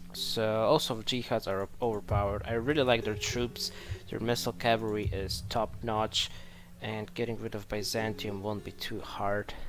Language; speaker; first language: English; non-native, fluent; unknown